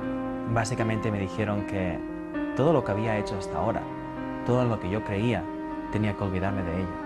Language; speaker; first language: Spanish; native; Spanish